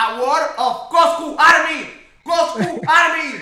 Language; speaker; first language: English; non-native, learner; Spanish